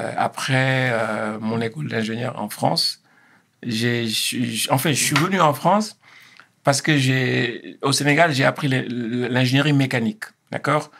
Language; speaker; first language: French; non-native, local second language; Wolof